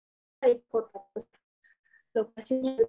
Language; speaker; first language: Indonesian; non-native, learner; Japanese